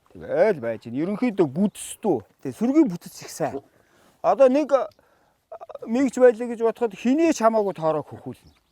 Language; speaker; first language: Mongolian; native; Mongolian